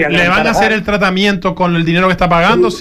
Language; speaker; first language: Spanish; native; Spanish